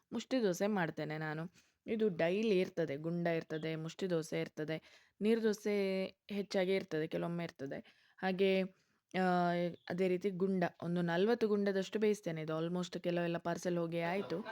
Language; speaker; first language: Kannada; non-native, local second language; Konkani